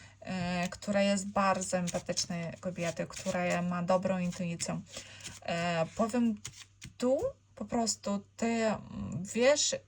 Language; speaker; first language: Polish; non-native, learner; Ukrainian